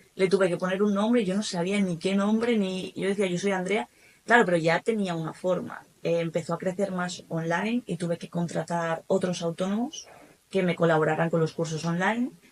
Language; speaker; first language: Spanish; native; Spanish